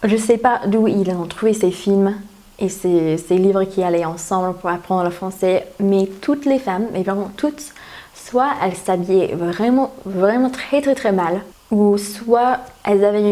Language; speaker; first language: French; non-native, fluent; English